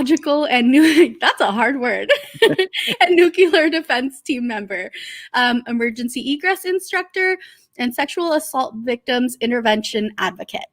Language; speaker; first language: English; native; English